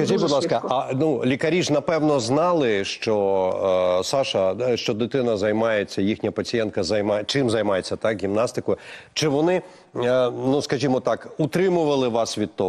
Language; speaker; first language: Ukrainian; native; Ukrainian